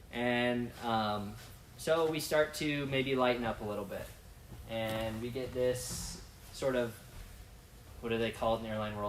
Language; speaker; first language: English; native; English